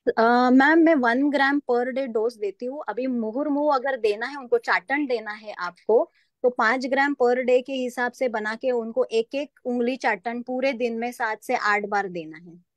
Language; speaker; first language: Hindi; non-native, local second language; Marathi